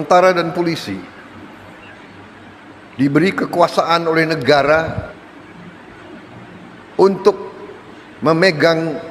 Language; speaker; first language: Indonesian; native; Indonesian